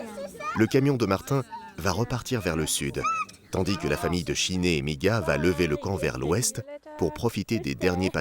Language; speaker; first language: French; native; French